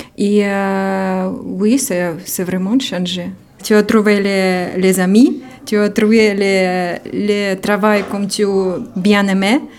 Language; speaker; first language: French; non-native, learner; Ukrainian